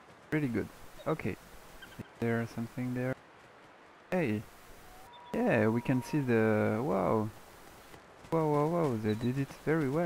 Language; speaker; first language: English; non-native, learner; French